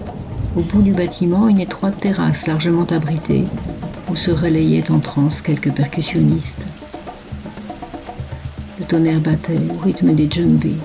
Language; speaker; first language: French; native; French